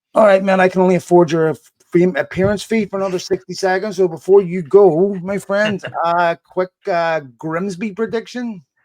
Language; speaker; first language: English; native; English